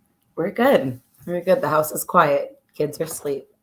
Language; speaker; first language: English; native; English